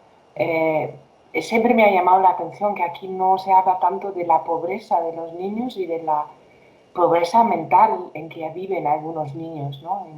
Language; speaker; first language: Spanish; non-native, fluent; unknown